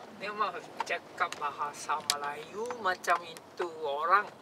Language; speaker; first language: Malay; non-native, local second language; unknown